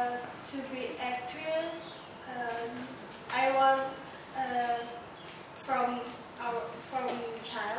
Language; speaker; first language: English; non-native, learner; Indonesian